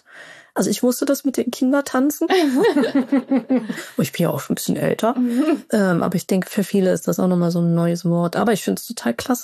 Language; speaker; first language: German; native; German